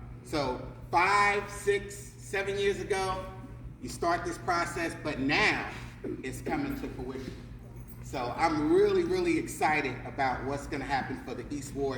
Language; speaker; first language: English; native; English